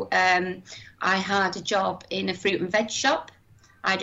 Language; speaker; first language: English; native; English